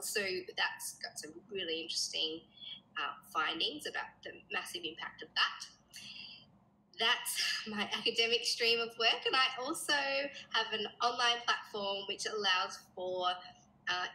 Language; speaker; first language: English; native; English